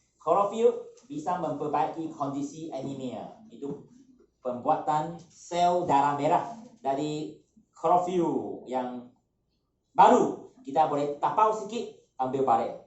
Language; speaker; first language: Malay; non-native, local second language; Chinese